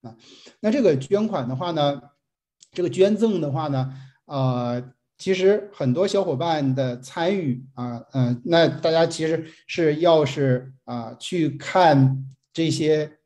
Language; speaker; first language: Chinese; native; Chinese